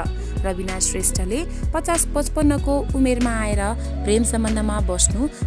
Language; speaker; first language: Nepali; native; Nepali